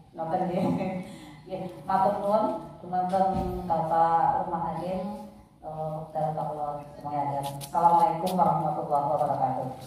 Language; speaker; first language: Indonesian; native; Indonesian